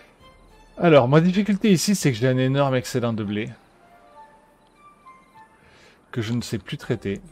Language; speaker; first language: French; native; French